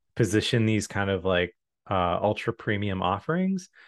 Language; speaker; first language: English; native; English